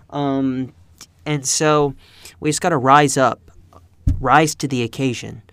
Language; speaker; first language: English; early bilingual, other home language; Spanish